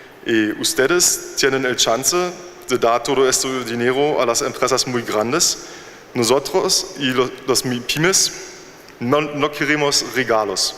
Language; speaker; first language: Spanish; non-native, fluent; German